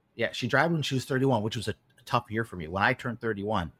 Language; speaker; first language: English; native; English